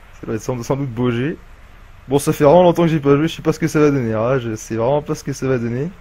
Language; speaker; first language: French; native; French